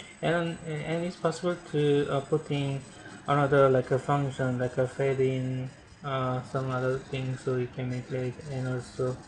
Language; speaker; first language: English; non-native, learner; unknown